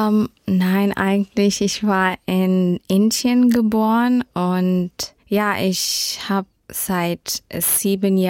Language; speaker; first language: German; early bilingual, heritage; German